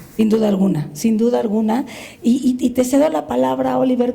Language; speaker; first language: Spanish; native; Spanish